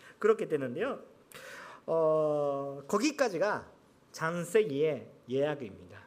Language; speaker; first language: Korean; non-native, fluent; Japanese